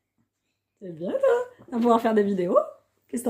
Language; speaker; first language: French; native; French